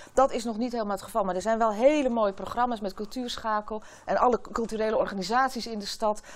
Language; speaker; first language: Dutch; native; Dutch